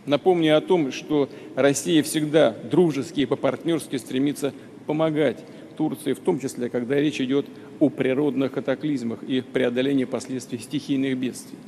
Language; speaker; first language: Russian; native; Russian